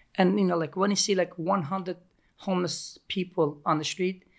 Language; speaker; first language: English; non-native, learner; Turkish